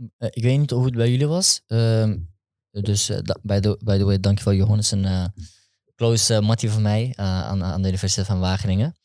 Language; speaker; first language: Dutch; early bilingual, other home language; Turkish